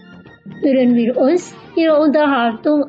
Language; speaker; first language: German; non-native, fluent; Indonesian